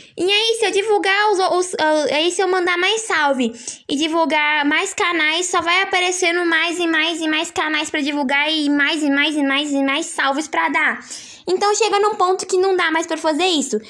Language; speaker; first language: Portuguese; native; Portuguese